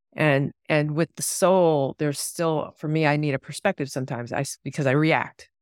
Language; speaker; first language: English; native; English